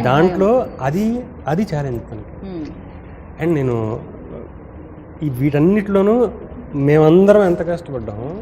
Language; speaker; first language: Telugu; native; Telugu